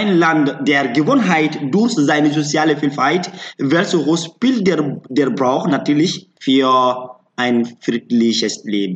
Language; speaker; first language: German; non-native, learner; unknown